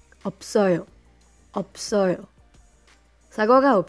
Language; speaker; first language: Korean; non-native, learner; French